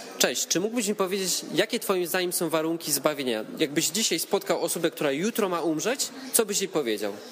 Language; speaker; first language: Polish; native; Polish